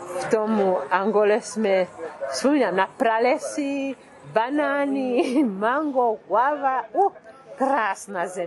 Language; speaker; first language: Czech; early bilingual, other home language; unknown